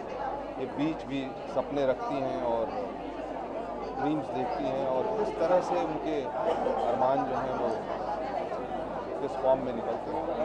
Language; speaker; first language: Hindi; native; Hindi